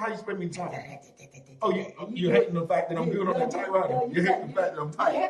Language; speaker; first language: English; native; English